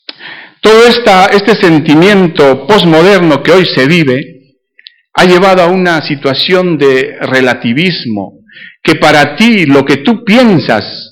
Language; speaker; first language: Spanish; native; Spanish